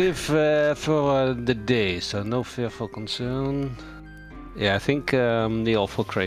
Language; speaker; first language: English; non-native, fluent; French